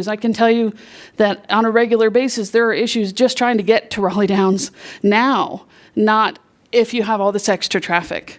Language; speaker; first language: English; native; English